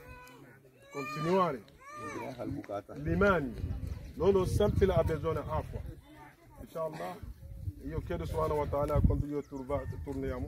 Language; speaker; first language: Italian; non-native, learner; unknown